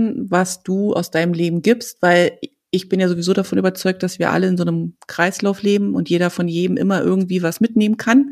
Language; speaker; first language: German; native; German